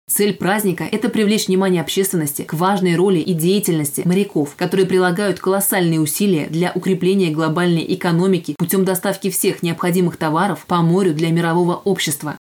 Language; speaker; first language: Russian; native; Russian